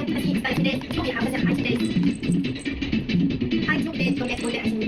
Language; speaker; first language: Japanese; non-native, learner; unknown